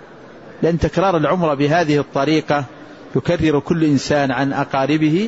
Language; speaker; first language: Arabic; native; Arabic